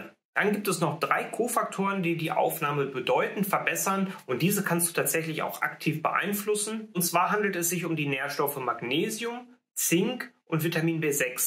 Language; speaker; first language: German; native; German